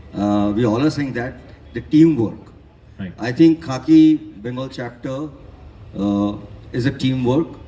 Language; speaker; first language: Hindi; non-native, local second language; Bangla